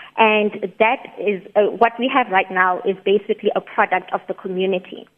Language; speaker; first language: English; non-native, local second language; Tswana